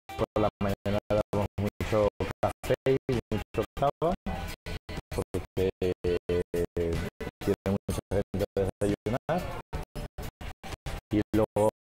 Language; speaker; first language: Spanish; native; Spanish